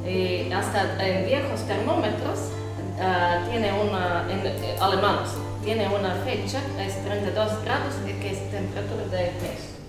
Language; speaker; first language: Spanish; non-native, learner; Latvian